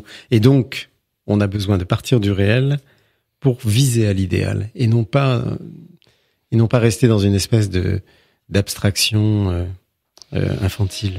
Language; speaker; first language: French; native; French